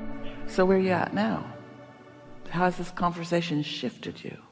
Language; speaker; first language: English; native; English